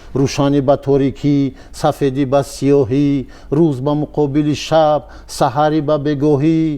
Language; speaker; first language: Tajik; native; Tajik